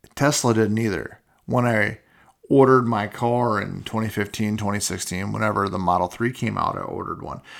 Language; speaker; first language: English; native; English